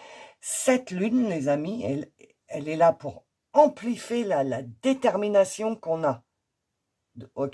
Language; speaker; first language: French; native; French